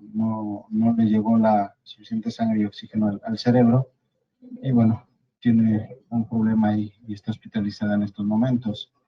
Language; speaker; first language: Spanish; native; Spanish